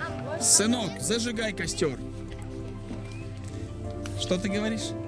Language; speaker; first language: Russian; native; Russian